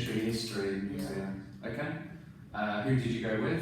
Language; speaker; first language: English; non-native, fluent; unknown